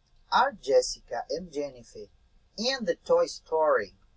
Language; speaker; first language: English; non-native, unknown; Portuguese